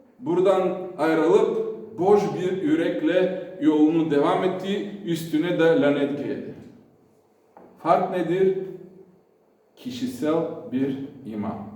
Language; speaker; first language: Turkish; non-native, fluent; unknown